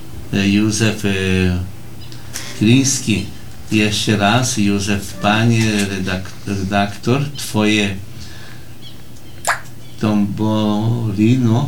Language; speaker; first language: Polish; early bilingual, heritage; Portuguese